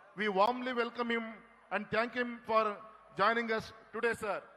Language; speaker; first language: English; non-native, local second language; Kannada